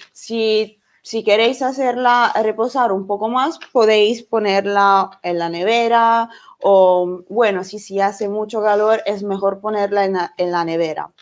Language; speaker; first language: Spanish; non-native, learner; Italian